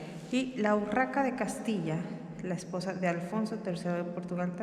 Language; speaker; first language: Spanish; native; Spanish